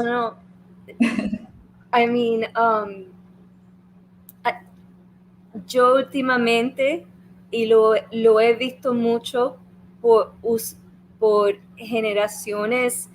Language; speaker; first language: Spanish; early bilingual, heritage; Spanish